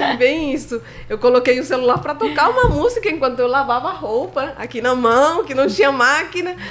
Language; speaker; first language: Portuguese; non-native, fluent; Spanish